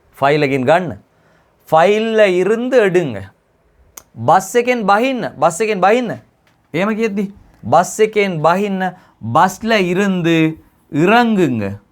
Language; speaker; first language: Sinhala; non-native, local second language; Tamil